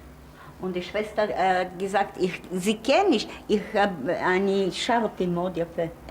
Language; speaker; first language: German; non-native, fluent; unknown